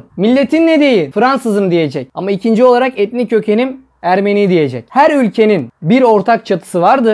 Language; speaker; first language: Turkish; native; Turkish